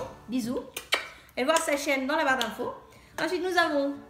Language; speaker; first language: French; native; French